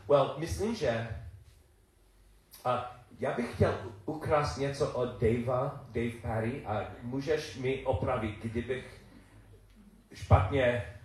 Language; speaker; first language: Czech; non-native, learner; English